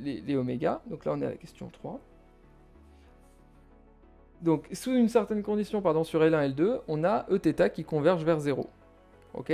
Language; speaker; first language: French; native; French